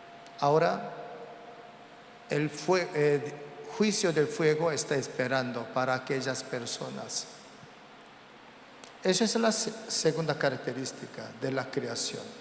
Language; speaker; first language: Spanish; non-native, learner; Korean